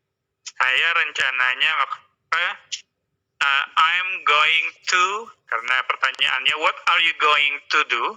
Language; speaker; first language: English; non-native, fluent; Indonesian